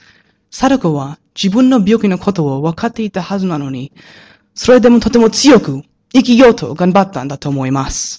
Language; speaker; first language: Japanese; non-native, learner; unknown